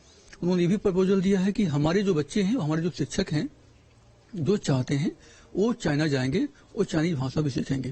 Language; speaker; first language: Hindi; native; Hindi